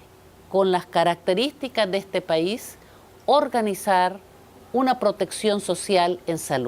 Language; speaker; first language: Spanish; native; Spanish